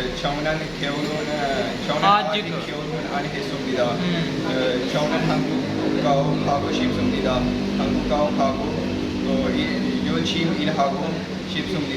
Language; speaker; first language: Korean; non-native, learner; Urdu